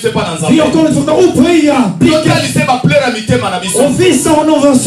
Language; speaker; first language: Swedish; non-native, fluent; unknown